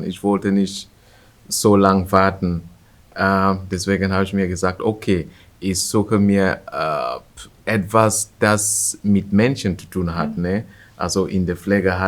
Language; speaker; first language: German; non-native, fluent; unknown